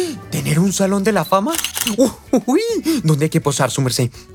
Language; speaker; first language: Spanish; native; Spanish